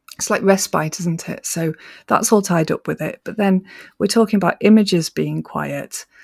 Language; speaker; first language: English; native; English